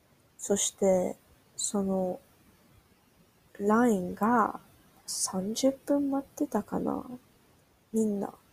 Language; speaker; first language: Japanese; early bilingual, heritage; Japanese